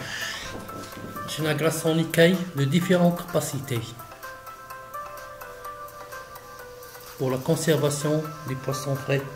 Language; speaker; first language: French; non-native, local second language; Arabic